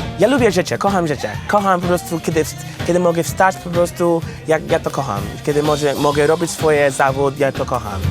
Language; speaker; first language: Polish; non-native, learner; English